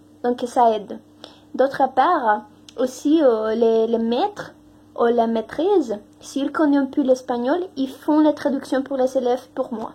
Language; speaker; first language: French; non-native, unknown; Spanish